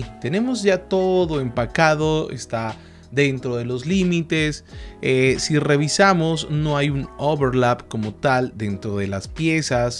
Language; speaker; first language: Spanish; native; Spanish